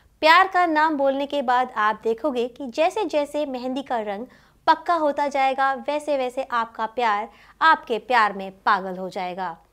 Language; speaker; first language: Hindi; native; Hindi